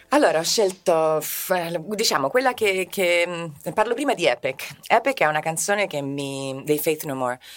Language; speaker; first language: Italian; non-native, fluent; English